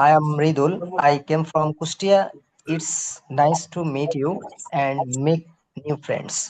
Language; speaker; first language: English; non-native, learner; Bangla